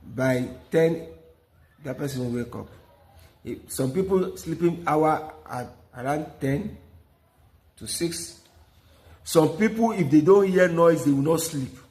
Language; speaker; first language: English; non-native, local second language; Yoruba